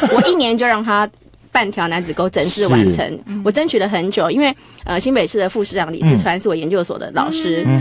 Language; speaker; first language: Chinese; native; Chinese